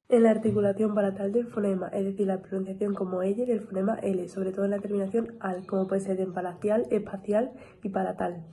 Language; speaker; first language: Spanish; native; Spanish